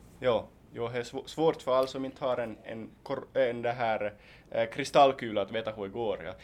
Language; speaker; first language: Swedish; native; Swedish